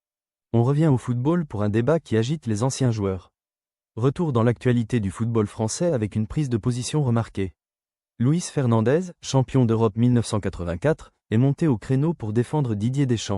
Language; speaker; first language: French; native; French